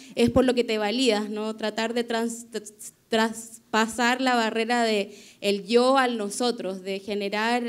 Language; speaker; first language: Spanish; native; Spanish